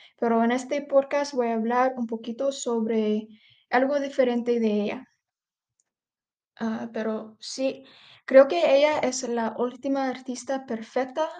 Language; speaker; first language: Spanish; early bilingual, heritage; English